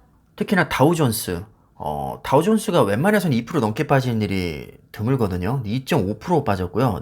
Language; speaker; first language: Korean; native; Korean